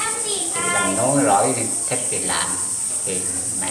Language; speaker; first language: Vietnamese; non-native, local second language; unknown